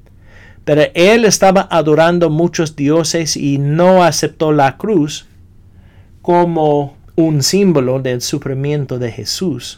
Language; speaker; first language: Spanish; non-native, fluent; English